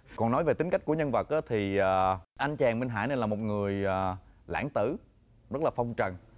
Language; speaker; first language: Vietnamese; early bilingual, heritage; Vietnamese